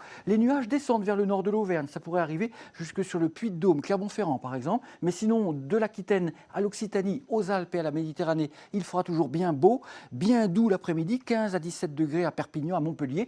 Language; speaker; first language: French; native; French